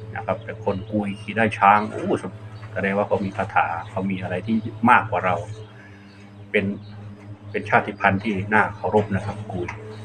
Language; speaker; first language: Thai; non-native, local second language; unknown